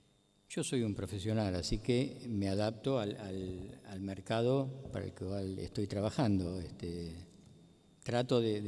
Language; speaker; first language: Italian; non-native, learner; Spanish